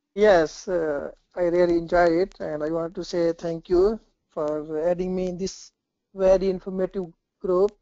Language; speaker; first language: English; non-native, local second language; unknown